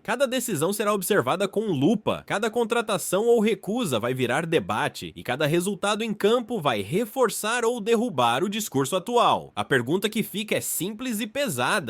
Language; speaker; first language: Portuguese; native; Portuguese